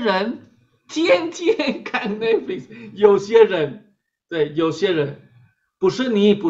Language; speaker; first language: Chinese; non-native, fluent; Spanish